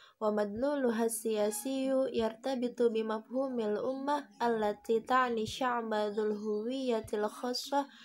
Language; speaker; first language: Arabic; non-native, learner; Indonesian